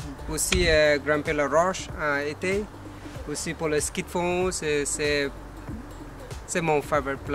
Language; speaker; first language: French; non-native, learner; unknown